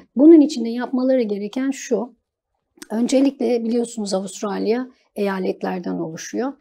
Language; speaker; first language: Turkish; native; Turkish